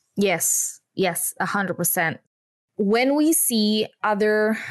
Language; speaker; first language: English; non-native, fluent; Indonesian